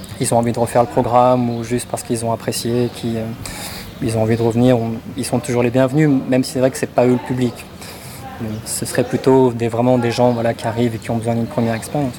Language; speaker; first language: French; native; French